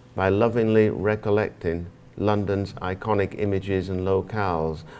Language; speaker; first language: English; native; English